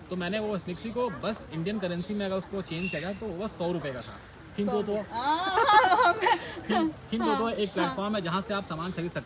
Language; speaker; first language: Hindi; native; Hindi